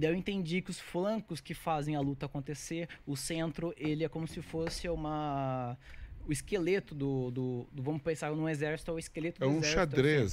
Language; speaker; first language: Portuguese; native; Portuguese